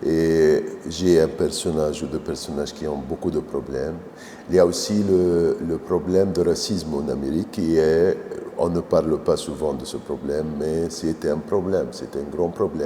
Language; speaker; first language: French; non-native, fluent; Arabic